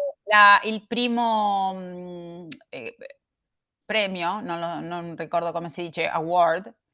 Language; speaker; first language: Italian; non-native, learner; Spanish